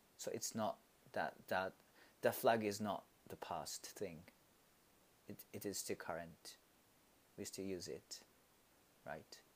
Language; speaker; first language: English; non-native, learner; Japanese